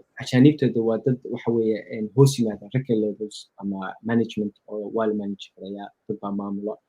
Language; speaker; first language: Somali; early bilingual, heritage; Somali